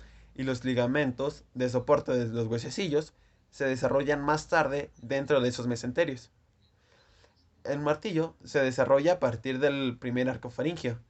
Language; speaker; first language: Spanish; native; Spanish